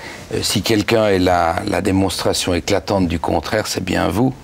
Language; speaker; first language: French; native; French